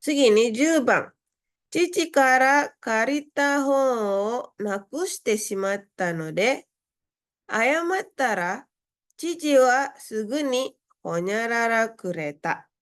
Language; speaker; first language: Japanese; non-native, fluent; Indonesian